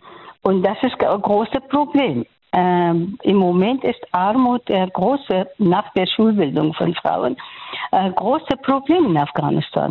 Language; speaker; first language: German; non-native, fluent; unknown